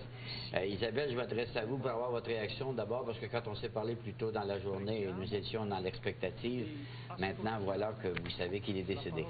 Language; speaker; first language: French; native; French